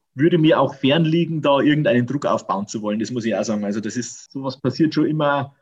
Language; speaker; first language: German; native; German